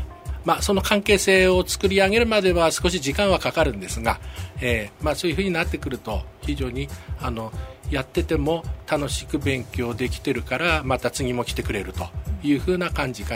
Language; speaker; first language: Japanese; native; Japanese